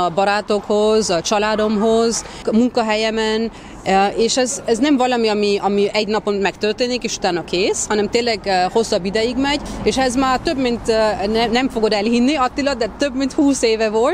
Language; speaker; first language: Hungarian; early bilingual, heritage; Hungarian